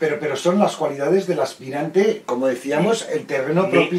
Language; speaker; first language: Spanish; native; Spanish